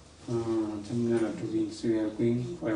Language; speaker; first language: English; non-native, learner; Tibetan